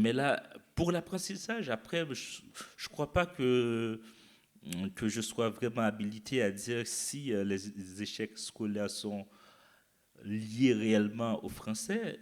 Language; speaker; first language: French; non-native, local second language; Haitian Creole